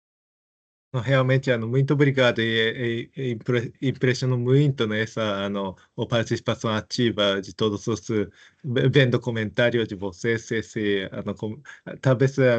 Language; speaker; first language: Portuguese; non-native, fluent; Japanese